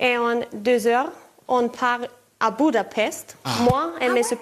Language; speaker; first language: French; non-native, learner; German